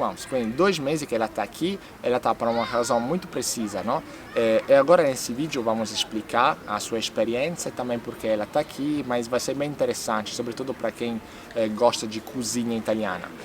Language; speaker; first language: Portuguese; non-native, fluent; Italian